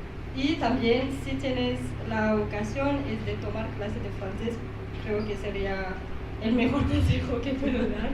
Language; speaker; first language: Spanish; non-native, learner; French